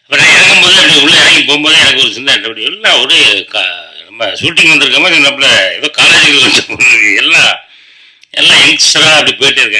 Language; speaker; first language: Tamil; native; Tamil